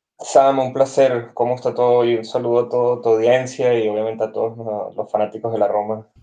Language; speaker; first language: Spanish; native; Spanish